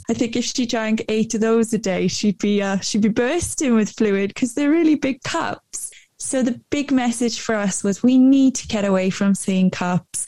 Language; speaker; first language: English; native; English